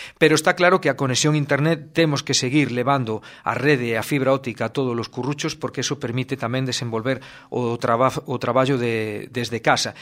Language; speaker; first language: Galician; native; Galician